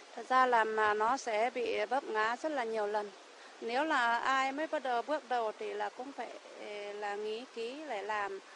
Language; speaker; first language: Vietnamese; non-native, local second language; Iu Mien